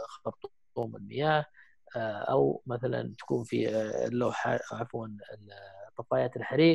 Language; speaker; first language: Arabic; native; Arabic